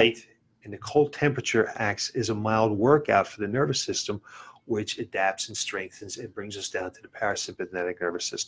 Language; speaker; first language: English; native; English